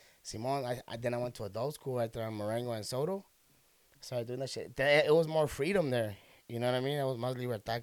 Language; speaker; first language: English; early bilingual, other home language; Spanish